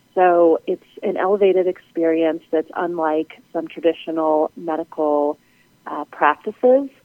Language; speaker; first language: English; native; English